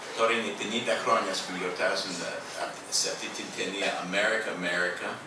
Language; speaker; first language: Greek; early bilingual, heritage; Greek